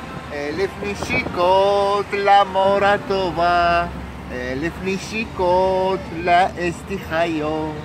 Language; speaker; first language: Hebrew; non-native, learner; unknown